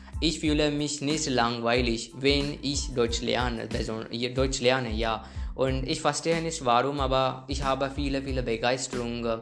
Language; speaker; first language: German; non-native, learner; Hindi